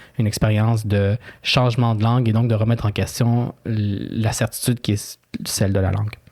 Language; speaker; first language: French; early bilingual, other home language; Spanish